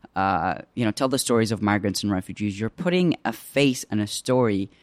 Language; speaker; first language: English; early bilingual, other home language; Arabic